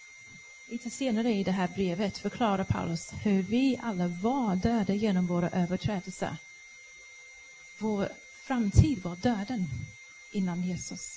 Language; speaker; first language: Swedish; non-native, fluent; English